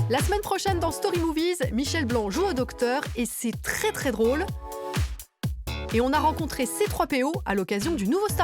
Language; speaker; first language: French; native; French